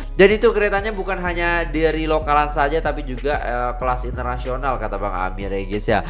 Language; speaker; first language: Indonesian; native; Indonesian